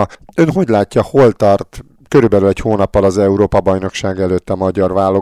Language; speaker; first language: Hungarian; native; Hungarian